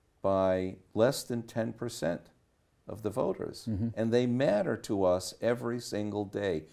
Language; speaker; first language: English; native; English